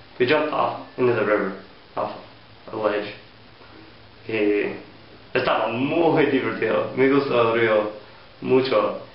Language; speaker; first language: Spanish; non-native, learner; English